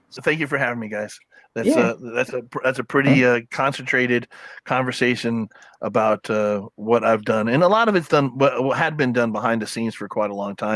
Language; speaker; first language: English; native; English